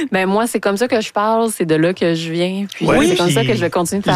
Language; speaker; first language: French; native; French